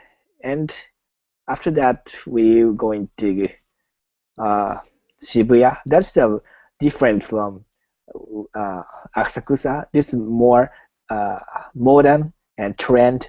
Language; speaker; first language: English; non-native, learner; Japanese